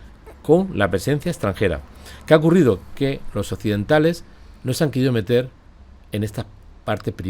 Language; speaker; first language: Spanish; native; Spanish